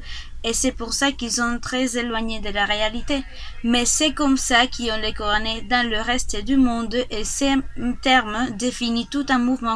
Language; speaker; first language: French; non-native, learner; Spanish